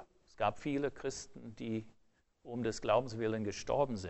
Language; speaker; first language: German; non-native, fluent; English